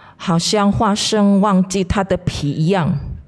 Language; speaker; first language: Chinese; non-native, fluent; Indonesian